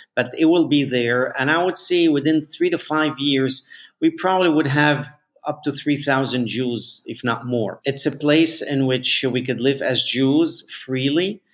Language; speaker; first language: English; non-native, fluent; Arabic